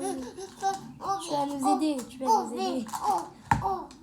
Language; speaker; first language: French; native; French